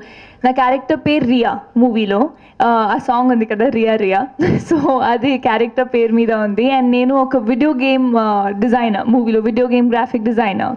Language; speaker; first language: Telugu; non-native, fluent; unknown